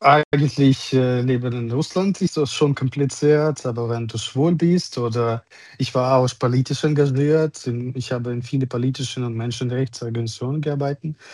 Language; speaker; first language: German; non-native, learner; Russian